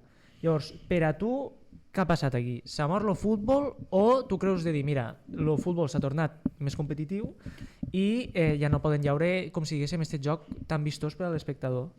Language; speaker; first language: Catalan; native; Catalan